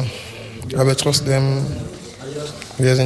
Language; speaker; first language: German; non-native, learner; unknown